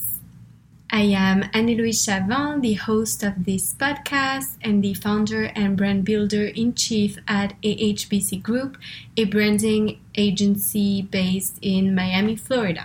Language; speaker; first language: English; non-native, fluent; French